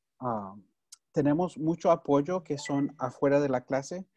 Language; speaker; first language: Spanish; early bilingual, heritage; Spanish